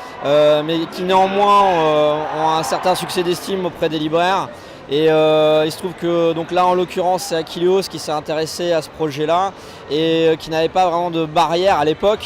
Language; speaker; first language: French; native; French